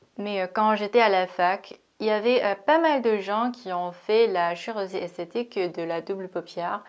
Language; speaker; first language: French; non-native, fluent; Korean